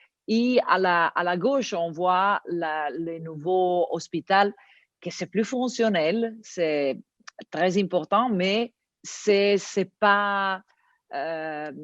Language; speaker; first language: French; non-native, fluent; Italian